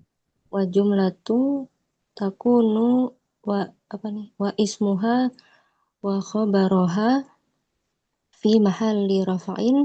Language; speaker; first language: Arabic; non-native, learner; Indonesian